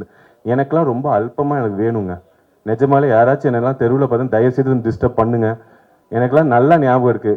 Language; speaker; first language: Tamil; native; Tamil